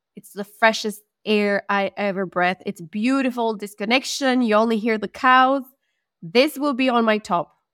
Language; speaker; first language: English; non-native, fluent; Spanish